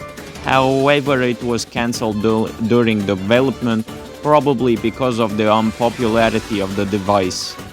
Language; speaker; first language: English; non-native, fluent; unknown